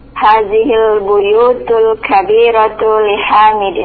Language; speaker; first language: Arabic; non-native, learner; Indonesian